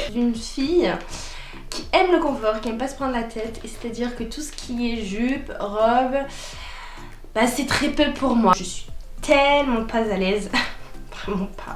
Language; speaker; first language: French; native; French